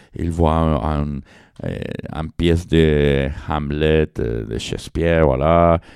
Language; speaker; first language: French; non-native, fluent; Spanish